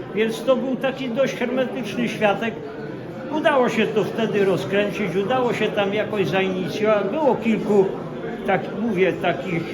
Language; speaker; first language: Polish; native; Polish